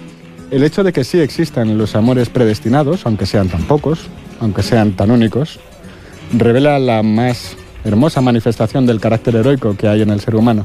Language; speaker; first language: Spanish; native; Spanish